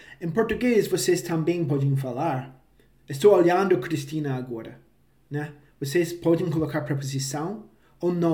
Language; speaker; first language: Portuguese; non-native, fluent; English